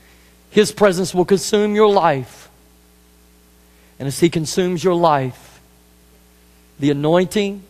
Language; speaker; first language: English; native; English